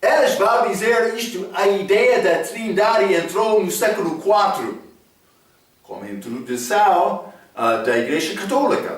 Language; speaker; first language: Portuguese; non-native, fluent; English